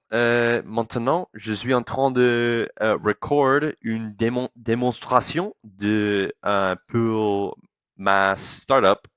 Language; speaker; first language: French; non-native, learner; English